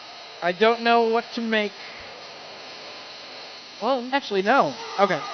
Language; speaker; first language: English; native; English